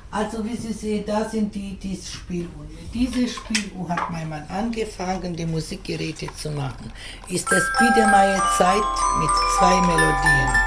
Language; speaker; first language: German; non-native, fluent; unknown